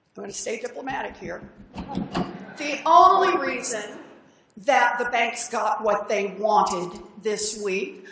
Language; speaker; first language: English; native; English